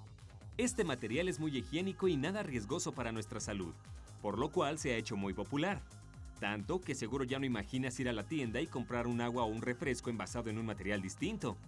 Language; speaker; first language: Spanish; native; Spanish